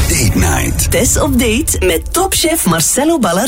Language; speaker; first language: Dutch; native; Dutch